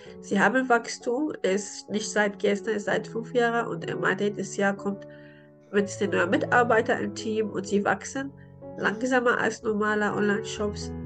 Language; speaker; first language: German; non-native, learner; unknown